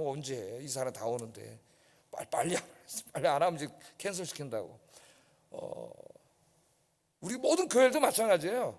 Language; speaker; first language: Korean; native; Korean